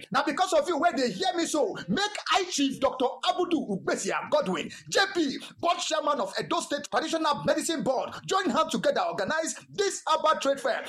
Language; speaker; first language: Nigerian Pidgin; non-native, local second language; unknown